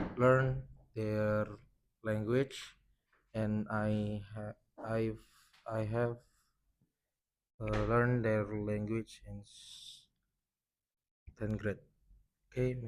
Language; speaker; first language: English; non-native, learner; Indonesian